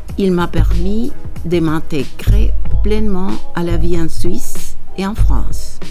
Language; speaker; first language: French; non-native, fluent; Spanish